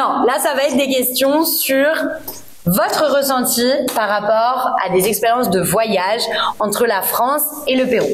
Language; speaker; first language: French; native; French